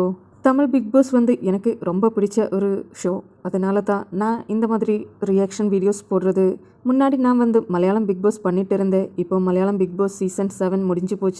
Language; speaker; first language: Tamil; non-native, fluent; Malayalam